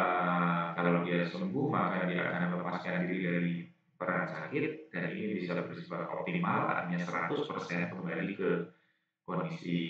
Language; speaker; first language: Indonesian; native; Indonesian